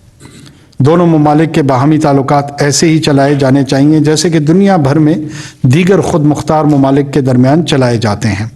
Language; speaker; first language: Urdu; non-native, local second language; Pashto